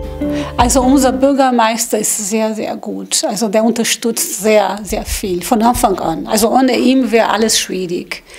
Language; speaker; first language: German; non-native, learner; Portuguese